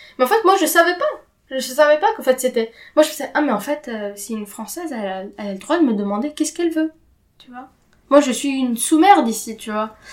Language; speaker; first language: French; non-native, fluent; Arabic